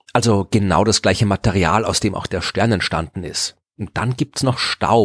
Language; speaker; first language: German; native; German